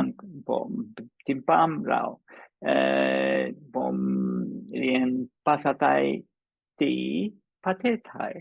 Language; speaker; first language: Thai; non-native, learner; English